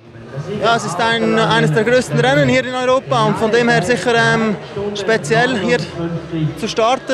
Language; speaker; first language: German; native; German